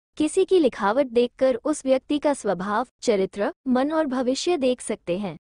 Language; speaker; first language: Hindi; native; Hindi